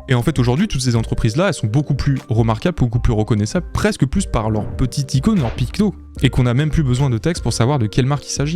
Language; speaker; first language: French; native; French